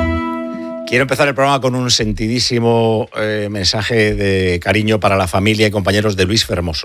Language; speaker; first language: Spanish; native; Spanish